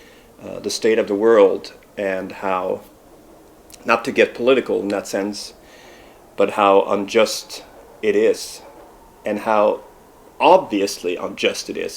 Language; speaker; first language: English; non-native, fluent; Swedish